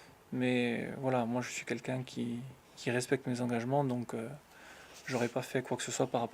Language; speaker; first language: French; native; French